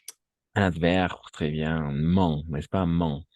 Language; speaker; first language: French; non-native, fluent; Spanish